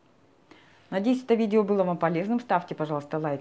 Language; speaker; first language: Russian; native; Russian